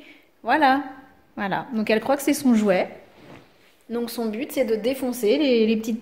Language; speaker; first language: French; native; French